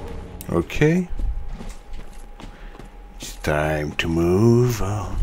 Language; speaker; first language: English; non-native, learner; French